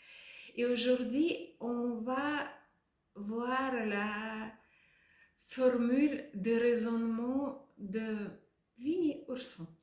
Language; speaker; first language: French; non-native, fluent; Russian